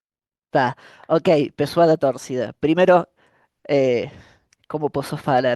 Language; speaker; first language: Portuguese; non-native, fluent; Spanish